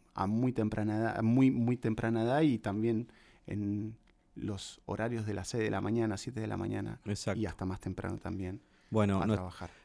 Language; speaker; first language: Spanish; native; Spanish